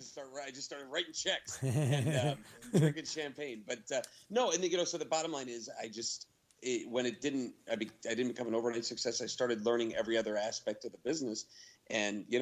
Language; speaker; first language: English; native; English